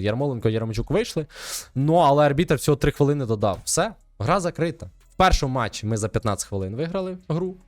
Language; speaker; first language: Ukrainian; native; Ukrainian